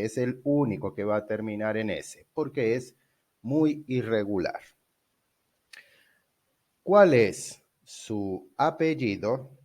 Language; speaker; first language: Spanish; non-native, fluent; Portuguese